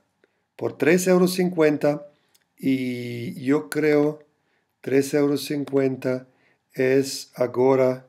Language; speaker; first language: Spanish; non-native, fluent; German